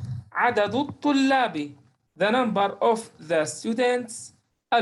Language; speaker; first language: English; non-native, learner; Arabic